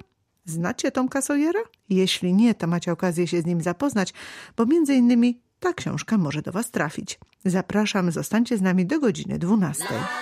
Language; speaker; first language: Polish; native; Polish